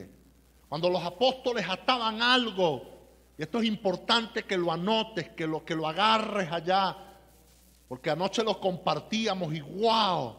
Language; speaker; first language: Spanish; native; Spanish